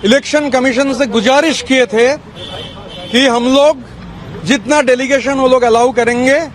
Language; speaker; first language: Hindi; non-native, local second language; Bangla